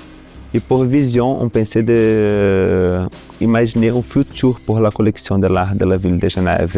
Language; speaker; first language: French; non-native, fluent; Portuguese